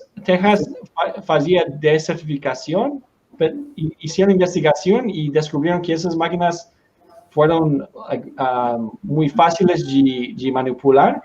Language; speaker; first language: Portuguese; non-native, learner; Spanish